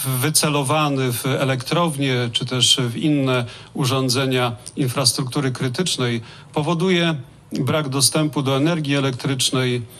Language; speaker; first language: Polish; native; Polish